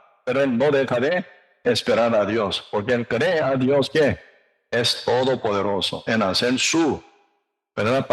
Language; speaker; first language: Spanish; non-native, learner; Korean